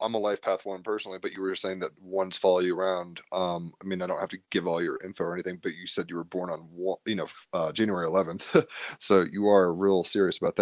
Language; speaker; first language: English; native; English